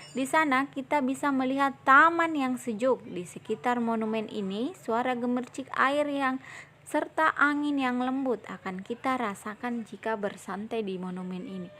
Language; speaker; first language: Indonesian; native; Indonesian